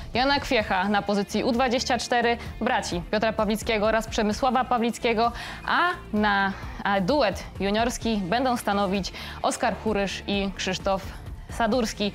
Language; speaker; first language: Polish; native; Polish